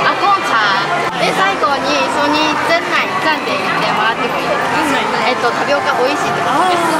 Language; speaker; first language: Japanese; non-native, learner; Chinese